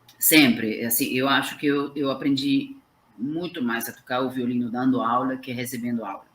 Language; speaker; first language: Portuguese; non-native, fluent; Spanish